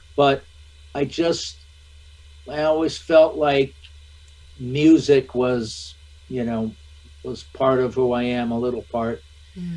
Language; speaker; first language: English; native; English